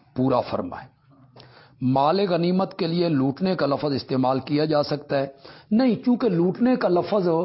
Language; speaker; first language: Urdu; non-native, local second language; Punjabi